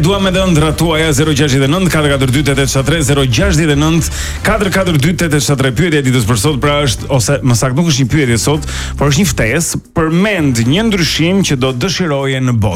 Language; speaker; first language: Albanian; native; Albanian